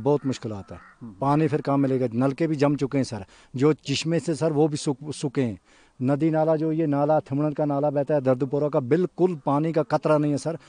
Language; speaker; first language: Urdu; non-native, local second language; Kashmiri